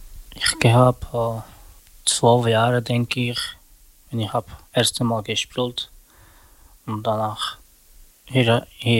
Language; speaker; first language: German; non-native, learner; Romany